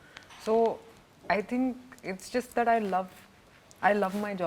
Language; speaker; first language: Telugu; non-native, fluent; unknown